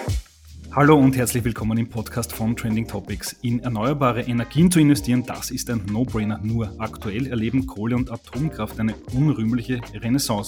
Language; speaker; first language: German; native; German